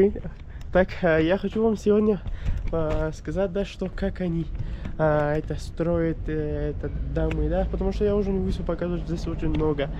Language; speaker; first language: Russian; non-native, learner; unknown